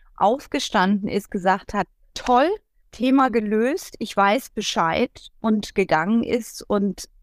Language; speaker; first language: German; native; German